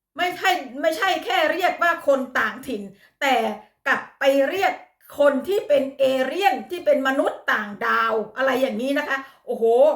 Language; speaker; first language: Thai; native; Thai